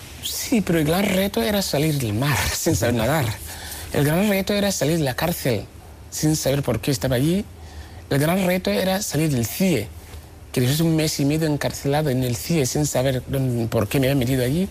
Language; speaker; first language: Spanish; non-native, fluent; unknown